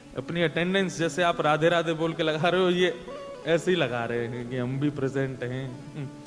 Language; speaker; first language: Hindi; native; Hindi